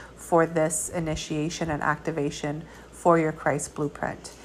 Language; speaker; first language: English; early bilingual, other home language; Georgian